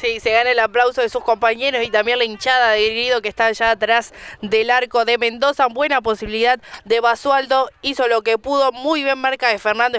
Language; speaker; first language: Spanish; native; Spanish